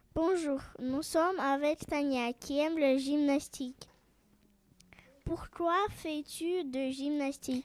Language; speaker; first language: French; non-native, learner; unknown